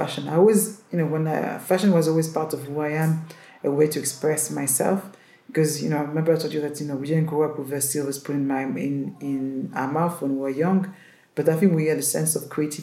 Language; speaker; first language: English; non-native, fluent; French